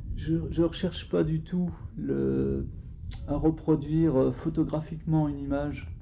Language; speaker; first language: French; native; French